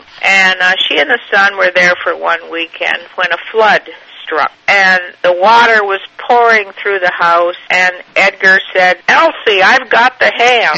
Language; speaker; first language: English; native; English